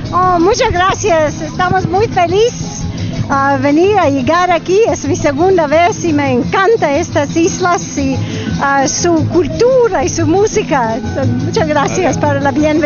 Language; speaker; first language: Spanish; non-native, fluent; English